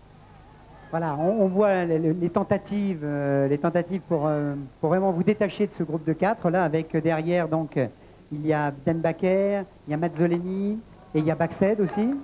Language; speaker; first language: French; native; French